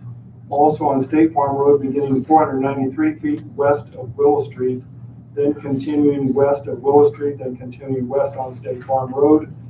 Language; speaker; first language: English; native; English